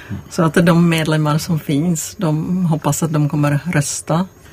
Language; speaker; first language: Swedish; non-native, fluent; Czech